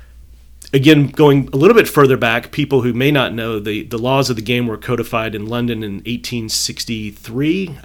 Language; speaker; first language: English; native; English